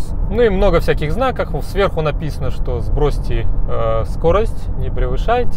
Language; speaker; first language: Russian; native; Russian